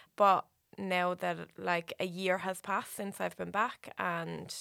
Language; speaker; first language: English; native; English